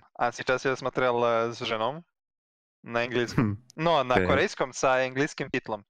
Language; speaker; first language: Russian; non-native, learner; Serbian